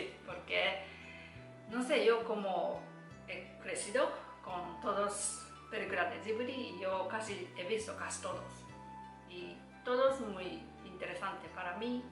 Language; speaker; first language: Spanish; non-native, learner; Japanese